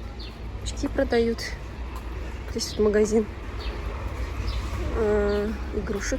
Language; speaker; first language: Russian; native; Russian